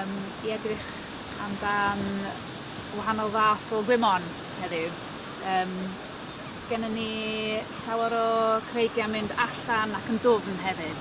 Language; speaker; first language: Welsh; non-native, fluent; English